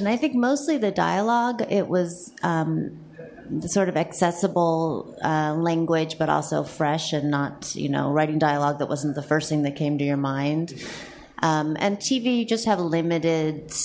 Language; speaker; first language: English; native; English